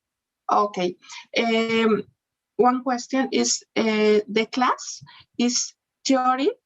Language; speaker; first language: English; non-native, learner; Spanish